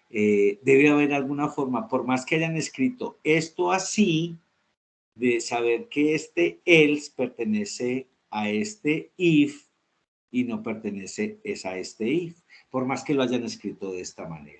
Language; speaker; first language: Spanish; native; Spanish